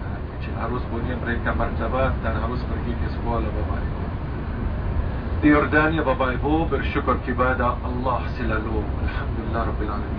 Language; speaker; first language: Indonesian; non-native, fluent; Arabic